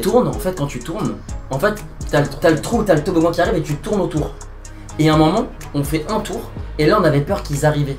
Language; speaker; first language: French; native; French